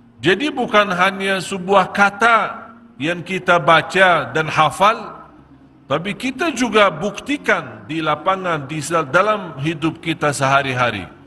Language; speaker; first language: Malay; non-native, fluent; Arabic